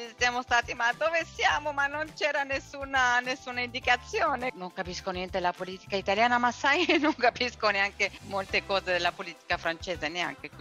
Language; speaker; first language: Italian; non-native, fluent; Spanish